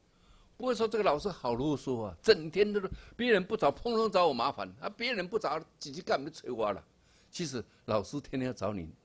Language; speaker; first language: Chinese; native; Chinese